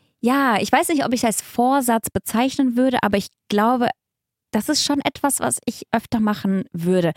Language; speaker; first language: German; early bilingual, other home language; Russian